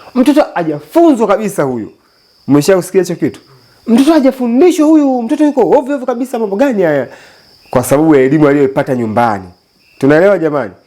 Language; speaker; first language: Swahili; native; Swahili